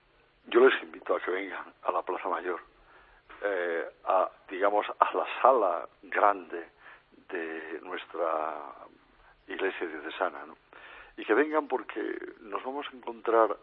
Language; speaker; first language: Spanish; native; Spanish